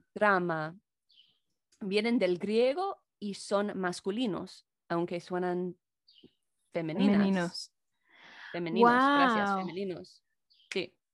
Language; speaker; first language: Spanish; non-native, fluent; English